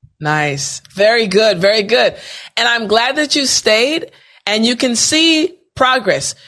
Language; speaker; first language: English; native; English